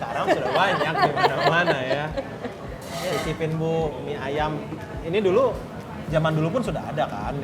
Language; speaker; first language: Indonesian; native; Indonesian